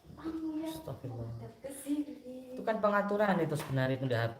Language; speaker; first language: Indonesian; native; Indonesian